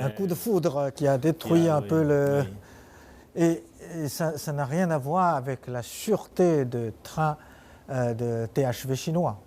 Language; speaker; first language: French; non-native, fluent; Chinese